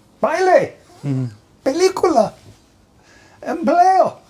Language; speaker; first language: Spanish; non-native, learner; English